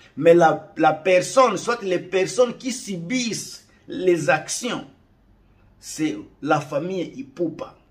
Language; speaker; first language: French; non-native, local second language; Lingala